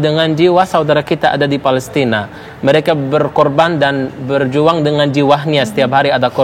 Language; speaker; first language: Indonesian; non-native, fluent; Arabic